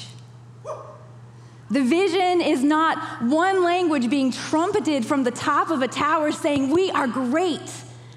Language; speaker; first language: English; native; English